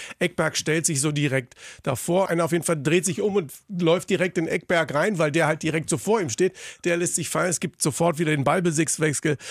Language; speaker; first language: German; native; German